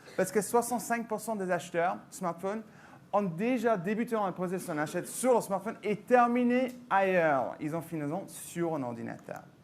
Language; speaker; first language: French; non-native, fluent; English